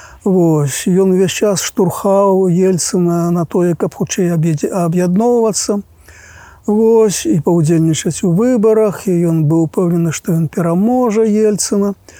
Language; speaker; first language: Belarusian; native; Belarusian